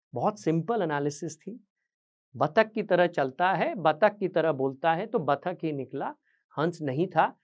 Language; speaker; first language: Hindi; native; Hindi